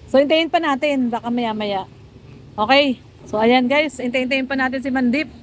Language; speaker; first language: Filipino; native; Filipino